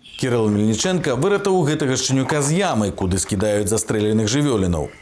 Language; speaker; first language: Belarusian; native; Belarusian